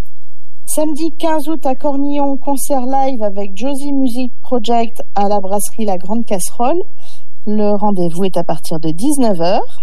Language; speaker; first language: French; native; French